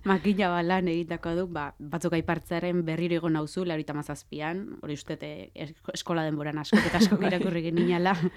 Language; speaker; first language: Basque; native; Basque